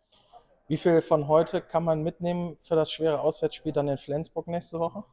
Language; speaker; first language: German; native; German